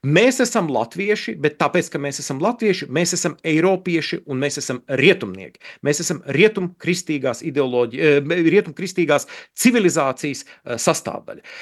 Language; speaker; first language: Latvian; native; Latvian